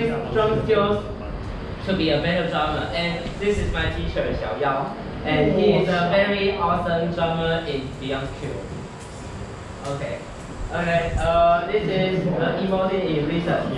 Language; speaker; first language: English; non-native, learner; Chinese